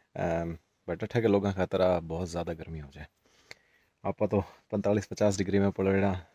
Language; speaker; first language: Hindi; native; Hindi